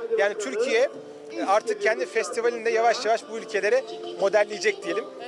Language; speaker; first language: Turkish; native; Turkish